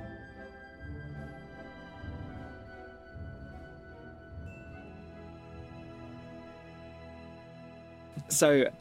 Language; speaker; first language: English; native; English